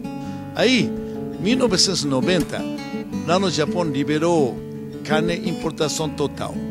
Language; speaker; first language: Portuguese; non-native, learner; Japanese